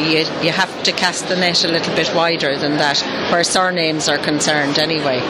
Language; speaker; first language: English; native; English